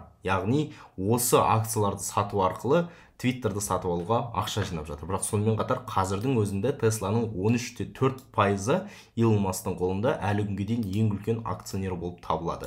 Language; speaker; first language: Kazakh; native; Kazakh